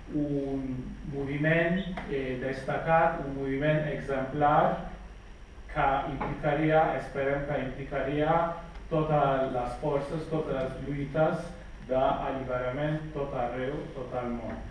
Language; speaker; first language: Catalan; non-native, fluent; Kurdish